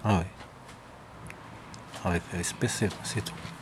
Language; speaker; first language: French; non-native, learner; Arabic